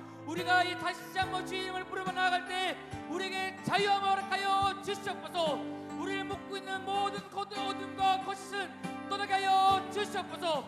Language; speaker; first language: Korean; native; Korean